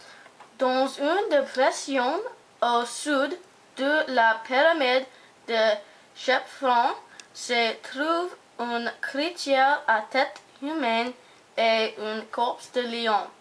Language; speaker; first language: French; non-native, learner; English